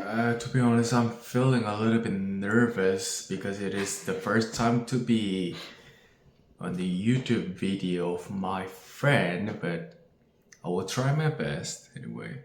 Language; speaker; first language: English; non-native, learner; Korean